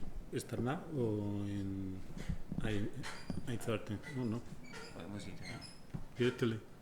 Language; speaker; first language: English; non-native, fluent; Spanish